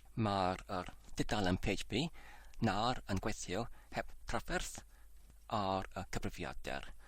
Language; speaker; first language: Welsh; non-native, learner; English